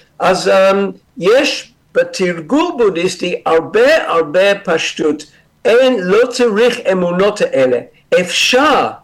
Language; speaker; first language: Hebrew; non-native, fluent; English